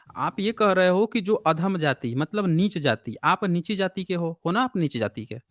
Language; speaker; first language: Hindi; native; Hindi